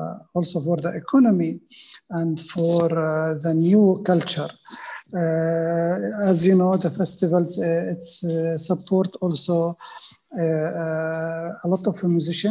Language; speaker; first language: English; non-native, fluent; Arabic